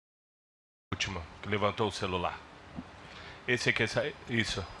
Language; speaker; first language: Portuguese; native; Portuguese